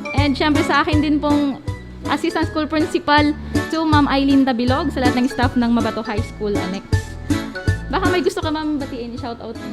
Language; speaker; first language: Filipino; non-native, local second language; Bikol